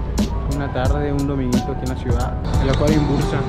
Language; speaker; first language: Spanish; native; Spanish